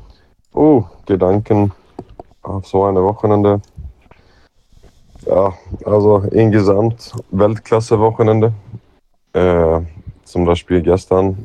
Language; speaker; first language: German; non-native, fluent; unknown